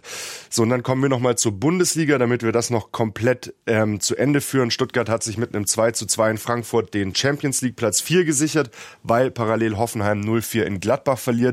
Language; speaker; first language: German; native; German